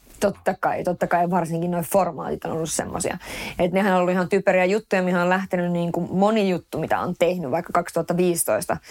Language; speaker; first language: Finnish; early bilingual, heritage; Finnish